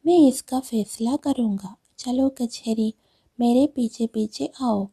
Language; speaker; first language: Hindi; non-native, local second language; Malayalam